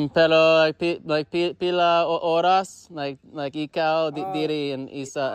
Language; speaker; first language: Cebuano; non-native, learner; English